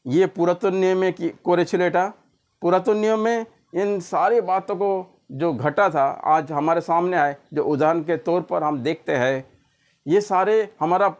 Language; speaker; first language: Hindi; non-native, local second language; Bangla